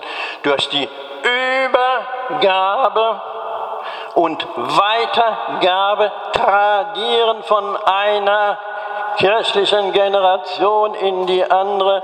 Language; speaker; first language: German; native; German